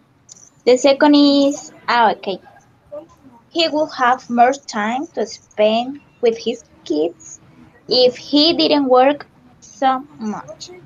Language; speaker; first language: English; non-native, learner; Spanish